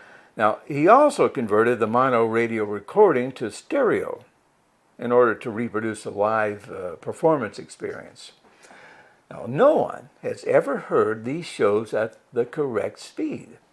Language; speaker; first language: English; native; English